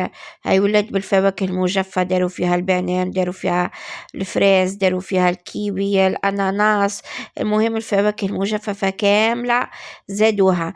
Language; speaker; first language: Arabic; native; Arabic